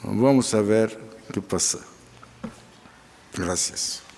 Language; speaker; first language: Spanish; non-native, fluent; Arabic